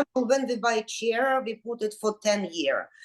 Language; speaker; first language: English; non-native, fluent; Ukrainian